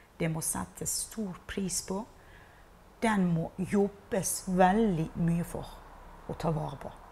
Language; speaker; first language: Norwegian; non-native, fluent; Persian